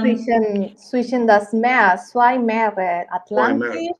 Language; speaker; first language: German; non-native, learner; Spanish